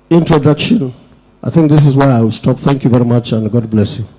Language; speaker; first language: English; non-native, local second language; Hausa